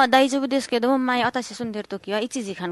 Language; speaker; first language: Japanese; non-native, learner; Nepali